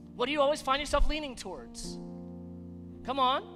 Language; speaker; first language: English; native; English